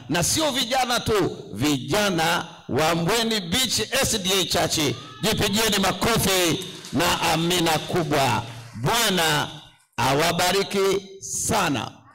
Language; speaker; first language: Swahili; native; Swahili